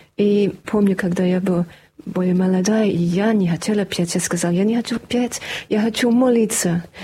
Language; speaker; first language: Russian; non-native, fluent; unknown